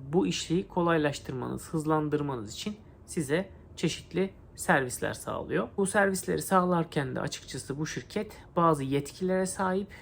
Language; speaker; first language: Turkish; native; Turkish